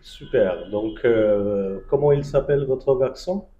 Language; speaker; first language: French; non-native, fluent; Bangla